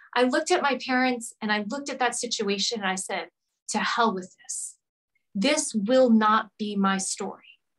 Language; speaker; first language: English; native; English